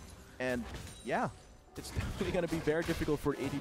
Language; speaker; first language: English; non-native, local second language; Filipino